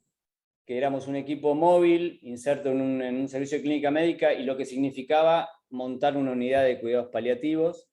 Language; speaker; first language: Spanish; native; Spanish